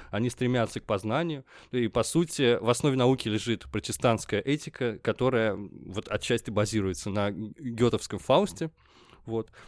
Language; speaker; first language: Russian; native; Russian